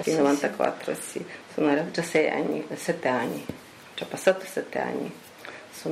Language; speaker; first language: Italian; non-native, learner; Russian